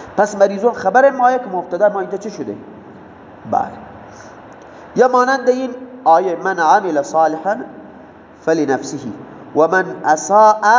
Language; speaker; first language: Persian; non-native, local second language; Baluchi